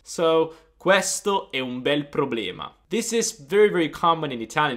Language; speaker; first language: Italian; native; Italian